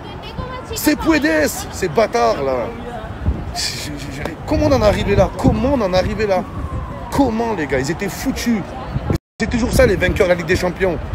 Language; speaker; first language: French; native; French